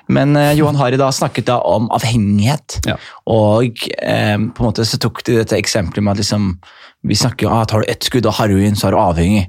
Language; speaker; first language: Norwegian; native; Norwegian